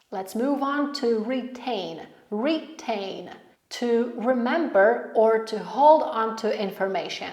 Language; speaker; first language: English; non-native, fluent; Polish